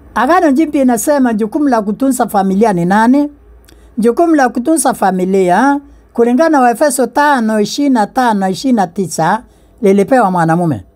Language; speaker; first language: Swahili; non-native, local second language; Meru